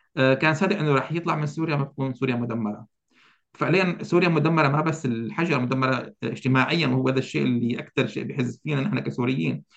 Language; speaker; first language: Arabic; native; Arabic